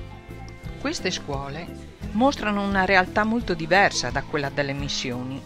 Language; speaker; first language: Italian; native; Italian